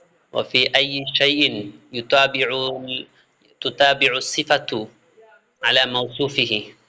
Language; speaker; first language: Arabic; non-native, fluent; Bangla